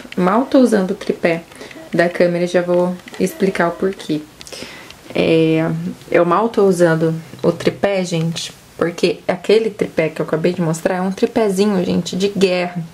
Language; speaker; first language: Portuguese; native; Portuguese